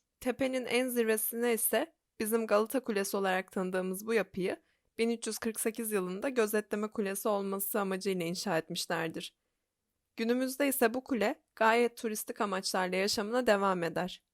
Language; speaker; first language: Turkish; native; Turkish